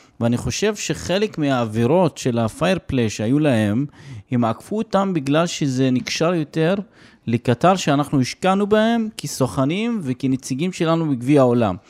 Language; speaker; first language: Hebrew; non-native, local second language; Arabic